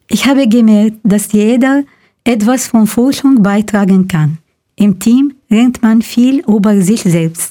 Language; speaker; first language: German; non-native, fluent; Arabic